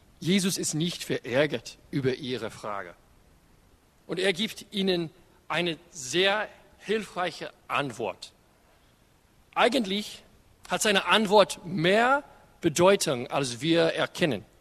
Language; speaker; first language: German; non-native, learner; English